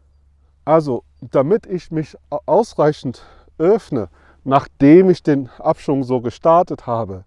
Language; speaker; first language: German; non-native, fluent; English